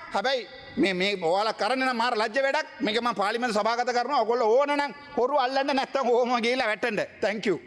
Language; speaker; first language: Sinhala; non-native, local second language; Tamil